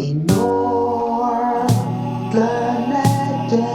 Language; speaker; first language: Welsh; non-native, learner; English